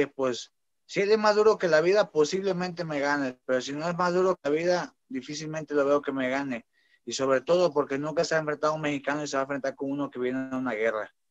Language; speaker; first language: Spanish; native; Spanish